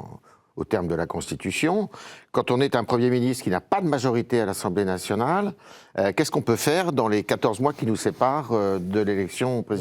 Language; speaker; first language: French; native; French